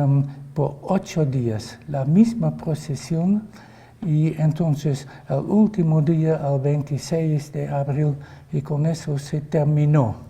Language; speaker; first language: Spanish; non-native, fluent; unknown